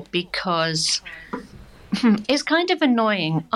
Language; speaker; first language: English; native; English